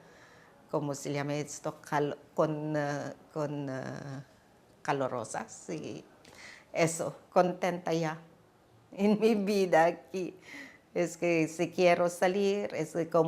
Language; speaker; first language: Spanish; non-native, learner; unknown